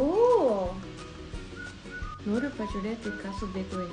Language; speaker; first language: Lithuanian; non-native, learner; Japanese